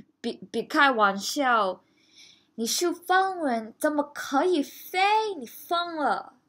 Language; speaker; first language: Chinese; non-native, learner; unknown